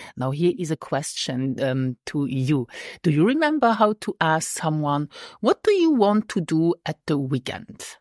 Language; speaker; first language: English; non-native, fluent; Luxembourgish